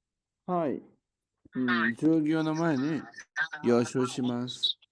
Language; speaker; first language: Japanese; non-native, fluent; Bangla